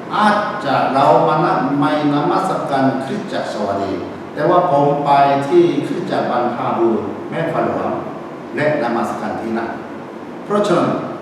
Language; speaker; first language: Thai; non-native, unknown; Korean